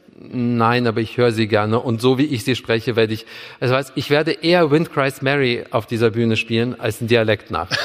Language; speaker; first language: German; early bilingual, other home language; Russian